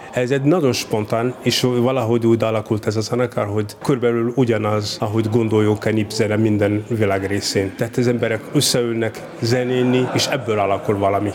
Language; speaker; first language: Hungarian; non-native, fluent; Arabic